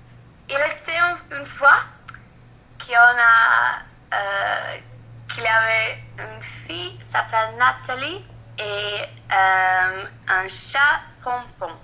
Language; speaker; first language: French; non-native, learner; English